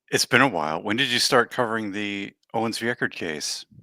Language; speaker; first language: English; native; English